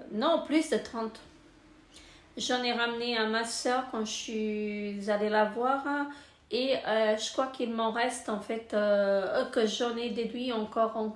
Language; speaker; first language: French; native; French